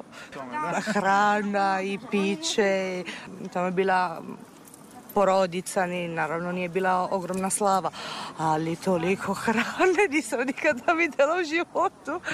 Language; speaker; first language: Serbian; non-native, fluent; Italian